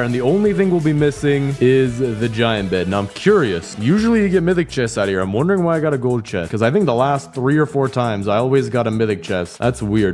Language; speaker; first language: English; native; English